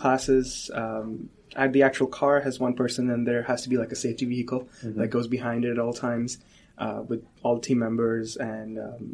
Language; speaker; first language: English; non-native, local second language; Hindi